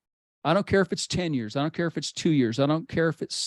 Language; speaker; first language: English; native; English